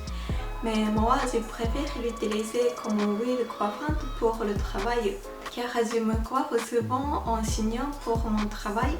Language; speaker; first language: French; non-native, fluent; Japanese